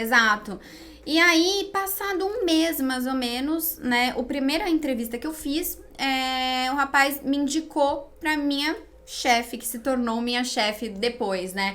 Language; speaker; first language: Portuguese; native; Portuguese